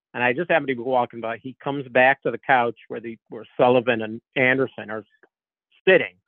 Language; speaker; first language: English; native; English